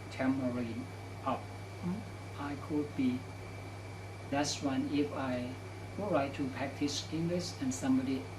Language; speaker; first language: English; non-native, learner; Thai